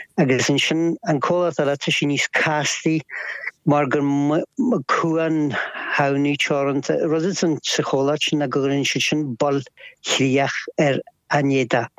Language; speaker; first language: Irish; native; Irish